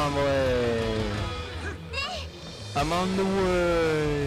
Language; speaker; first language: English; native; English